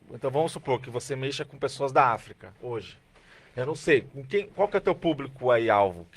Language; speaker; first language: Portuguese; native; Portuguese